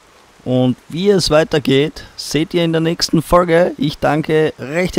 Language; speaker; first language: German; native; German